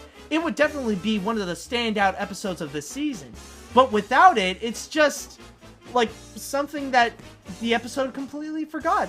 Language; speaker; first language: English; native; English